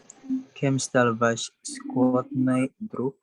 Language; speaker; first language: Russian; non-native, learner; Indonesian